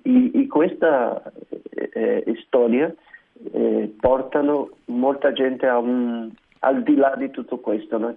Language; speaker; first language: Italian; non-native, learner; Portuguese